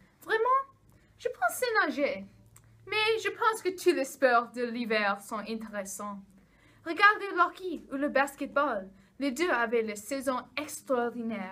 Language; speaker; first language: French; non-native, learner; English